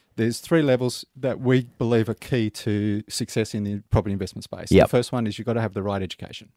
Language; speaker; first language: English; native; English